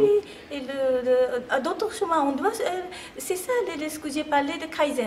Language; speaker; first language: French; non-native, fluent; Japanese